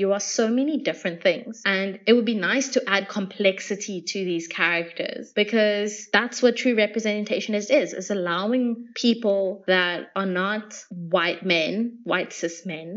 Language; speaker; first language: English; native; English